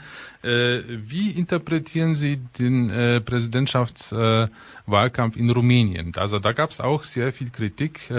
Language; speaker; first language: German; native; German